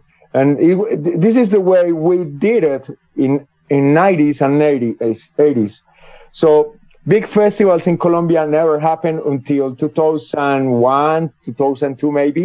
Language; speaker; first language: English; non-native, learner; Spanish